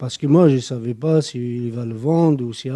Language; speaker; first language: French; non-native, local second language; Arabic